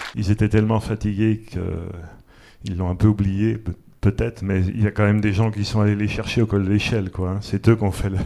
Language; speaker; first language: French; native; French